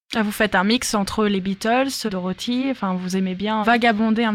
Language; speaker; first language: French; native; French